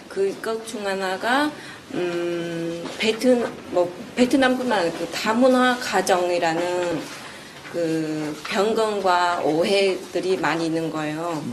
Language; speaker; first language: Korean; non-native, fluent; Vietnamese